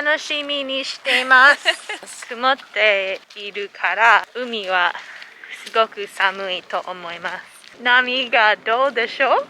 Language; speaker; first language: Japanese; non-native, learner; English